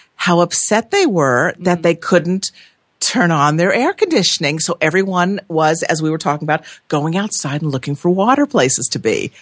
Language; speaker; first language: English; native; English